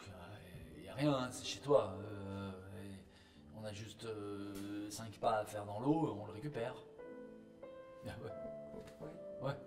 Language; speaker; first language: French; native; French